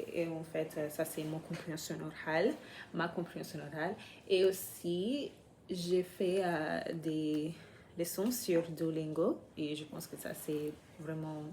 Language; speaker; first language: French; non-native, fluent; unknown